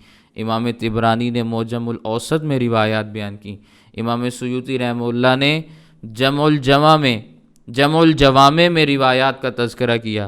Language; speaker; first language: Urdu; native; Urdu